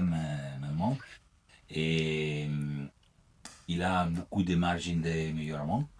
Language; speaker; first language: French; non-native, learner; Italian